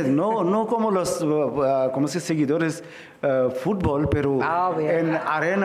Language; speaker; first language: Spanish; non-native, fluent; Bangla